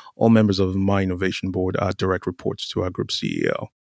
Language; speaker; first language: English; non-native, local second language; Yoruba